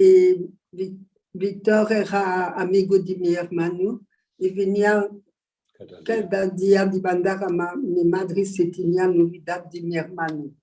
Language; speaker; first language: Spanish; early bilingual, heritage; Ladino